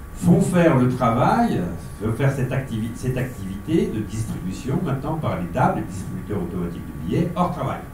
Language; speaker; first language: French; native; French